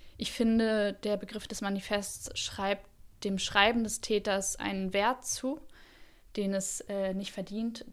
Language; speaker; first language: German; native; German